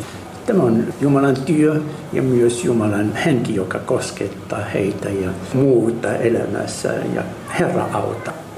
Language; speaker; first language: Finnish; non-native, learner; Arabic